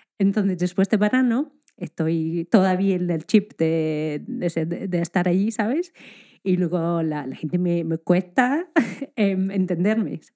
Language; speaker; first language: Spanish; non-native, fluent; English